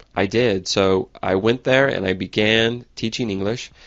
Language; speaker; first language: English; native; English